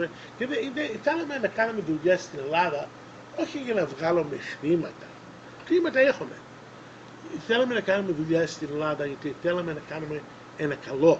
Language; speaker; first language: Greek; early bilingual, other home language; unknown